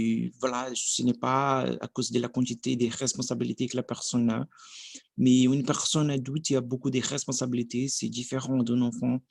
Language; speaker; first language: French; non-native, learner; Portuguese